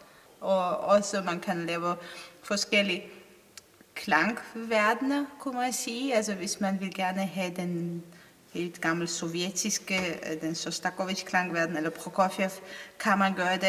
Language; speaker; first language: Danish; non-native, fluent; Armenian